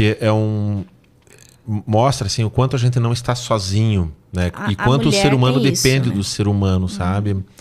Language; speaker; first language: Portuguese; native; Portuguese